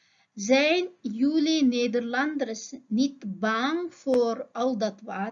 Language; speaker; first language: Dutch; non-native, fluent; Uyghur